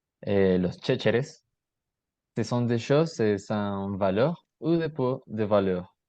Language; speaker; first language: French; non-native, learner; Spanish